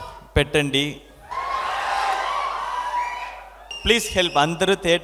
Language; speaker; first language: Telugu; non-native, learner; Tamil